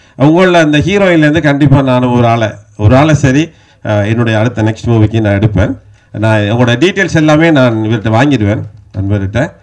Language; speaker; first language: Tamil; native; Tamil